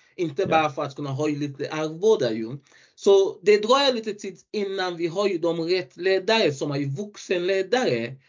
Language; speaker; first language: Swedish; non-native, fluent; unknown